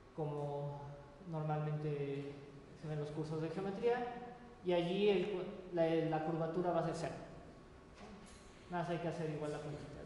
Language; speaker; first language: Spanish; native; Spanish